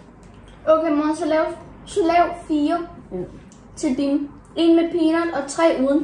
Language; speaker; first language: Danish; early bilingual, other home language; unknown